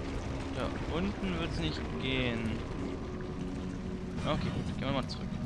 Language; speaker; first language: German; native; German